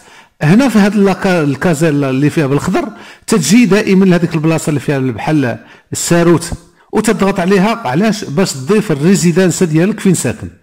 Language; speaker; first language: Arabic; native; Arabic